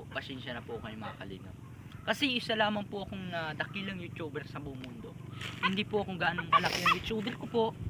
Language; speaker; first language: Filipino; non-native, local second language; Bikol